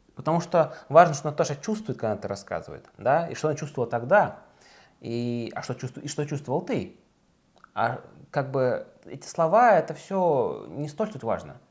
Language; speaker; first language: Russian; native; Russian